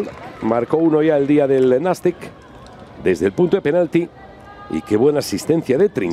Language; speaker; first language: Spanish; native; Spanish